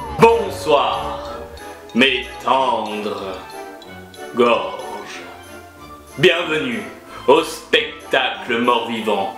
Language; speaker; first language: French; native; French